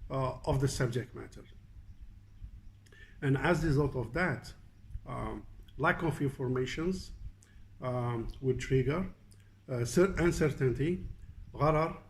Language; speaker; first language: English; non-native, fluent; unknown